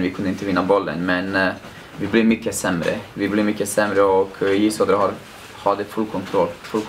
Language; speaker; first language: Swedish; non-native, fluent; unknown